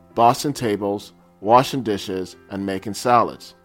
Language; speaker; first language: English; native; English